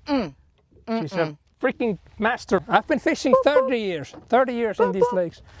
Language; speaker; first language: English; non-native, fluent; Finnish